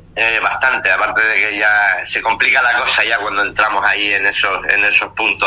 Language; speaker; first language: Spanish; native; Spanish